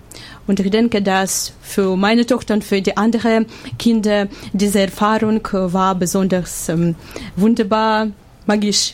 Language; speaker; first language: German; non-native, learner; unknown